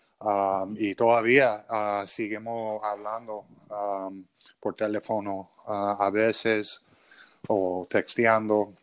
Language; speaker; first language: Spanish; early bilingual, other home language; English